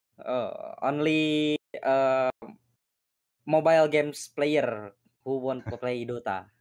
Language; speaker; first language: English; non-native, learner; Indonesian